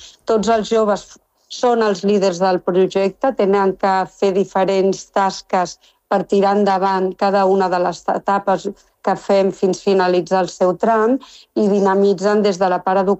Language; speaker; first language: Catalan; non-native, local second language; Spanish